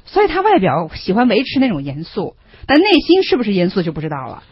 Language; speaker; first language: Chinese; native; Chinese